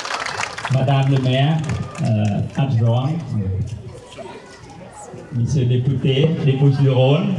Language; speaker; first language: French; non-native, fluent; Khmer